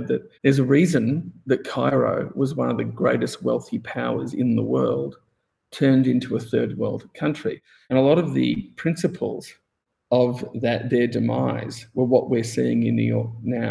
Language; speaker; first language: English; native; English